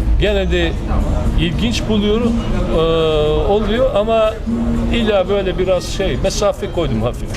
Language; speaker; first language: Turkish; non-native, fluent; Serbian